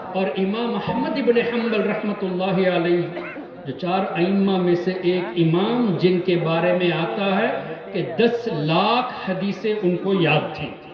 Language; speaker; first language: Urdu; non-native, local second language; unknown